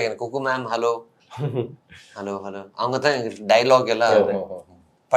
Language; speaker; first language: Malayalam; non-native, learner; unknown